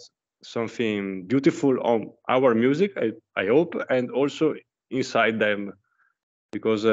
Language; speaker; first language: English; non-native, learner; Italian